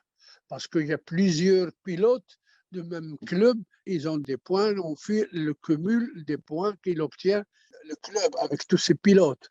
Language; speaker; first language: French; non-native, local second language; Arabic